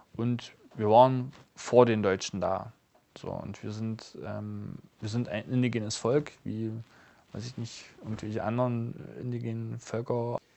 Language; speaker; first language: German; non-native, local second language; Upper Sorbian